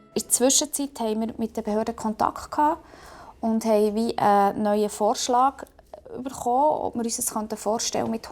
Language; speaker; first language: German; native; German